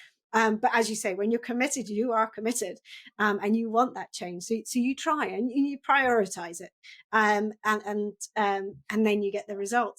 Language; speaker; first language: English; native; English